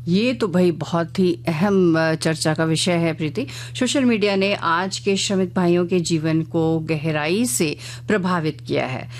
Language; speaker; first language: Hindi; native; Hindi